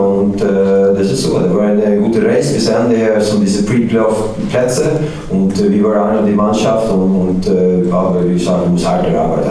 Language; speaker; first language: German; non-native, learner; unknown